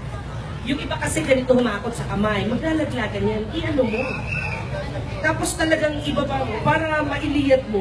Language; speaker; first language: Filipino; native; Filipino